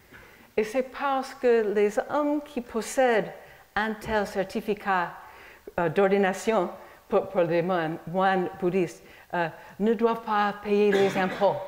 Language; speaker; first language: French; non-native, fluent; English